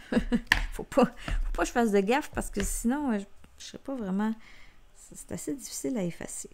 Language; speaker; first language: French; native; French